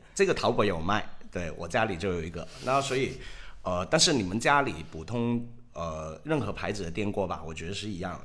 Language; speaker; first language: Chinese; non-native, local second language; Cantonese